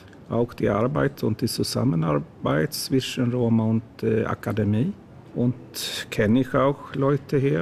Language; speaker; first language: German; non-native, fluent; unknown